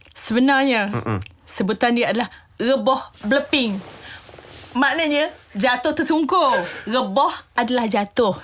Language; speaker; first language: Malay; native; Malay